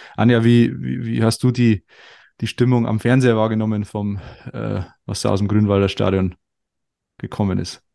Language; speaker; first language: German; native; German